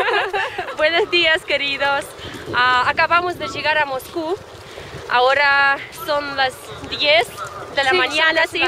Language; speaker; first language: Spanish; non-native, fluent; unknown